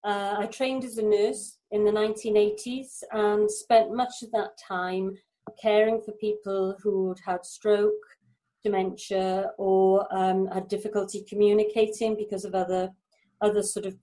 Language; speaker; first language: English; native; English